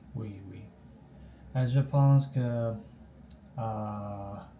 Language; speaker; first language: French; non-native, learner; Chinese